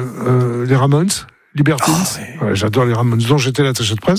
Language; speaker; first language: French; native; French